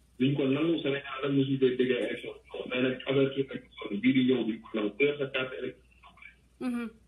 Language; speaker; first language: Wolof; native; Wolof